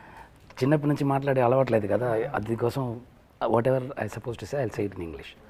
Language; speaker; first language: Telugu; non-native, learner; Tamil